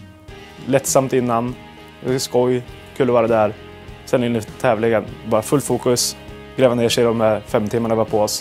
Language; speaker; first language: Swedish; native; Swedish